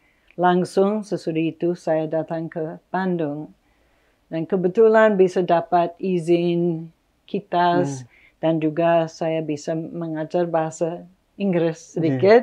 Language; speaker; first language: Indonesian; non-native, fluent; English